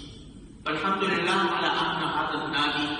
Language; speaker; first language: Arabic; non-native, fluent; Urdu